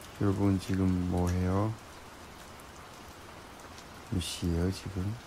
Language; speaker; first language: Korean; non-native, learner; Chinese